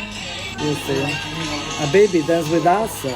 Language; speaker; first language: English; non-native, learner; Italian